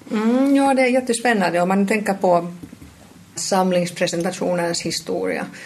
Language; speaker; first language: Swedish; non-native, local second language; Finnish